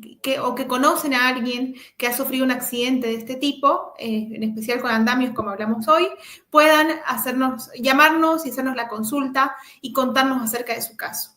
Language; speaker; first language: Spanish; native; Spanish